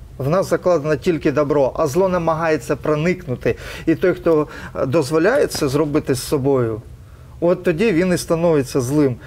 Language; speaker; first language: Ukrainian; non-native, local second language; Russian